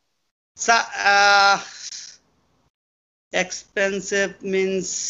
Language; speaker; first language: English; non-native, learner; Bangla